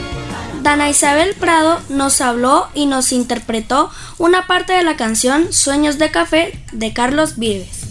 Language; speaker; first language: Spanish; native; Spanish